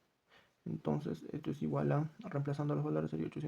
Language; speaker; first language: Spanish; native; Spanish